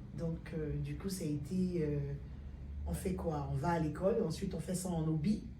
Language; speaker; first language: French; native; French